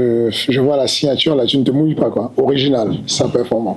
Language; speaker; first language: French; native; French